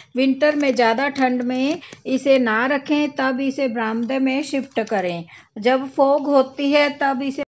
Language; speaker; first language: Hindi; native; Hindi